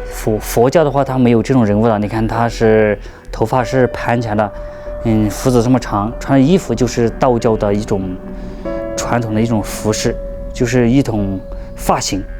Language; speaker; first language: Chinese; native; Chinese